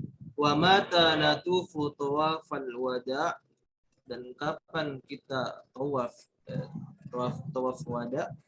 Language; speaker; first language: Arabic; non-native, learner; Indonesian